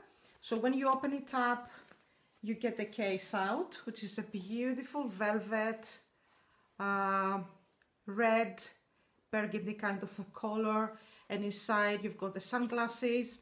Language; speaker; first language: English; non-native, fluent; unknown